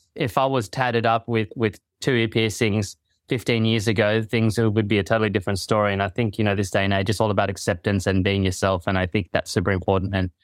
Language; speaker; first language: English; early bilingual, other home language; Filipino